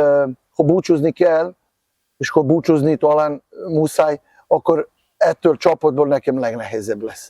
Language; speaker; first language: Hungarian; non-native, fluent; Serbian